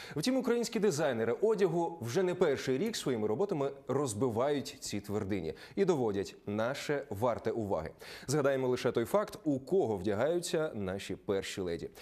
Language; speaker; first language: Ukrainian; native; Ukrainian